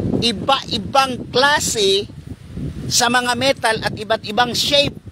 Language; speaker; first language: Filipino; non-native, local second language; Cebuano